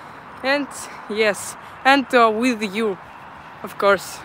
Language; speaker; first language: English; non-native, learner; Russian